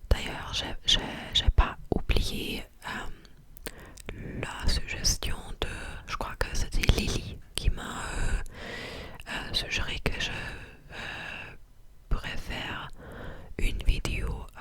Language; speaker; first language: French; non-native, learner; English